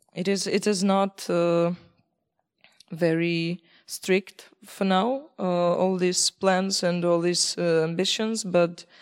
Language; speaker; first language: English; non-native, fluent; Belarusian